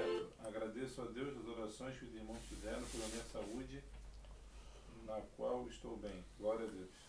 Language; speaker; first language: Portuguese; native; Portuguese